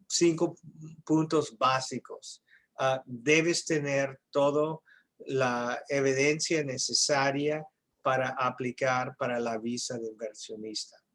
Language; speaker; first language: Spanish; early bilingual, heritage; English